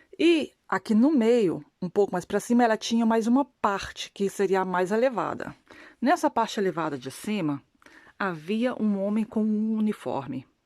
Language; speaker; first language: Portuguese; non-native, learner; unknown